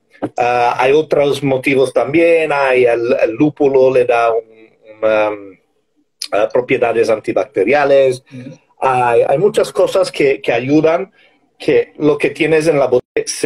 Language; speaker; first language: Spanish; non-native, fluent; English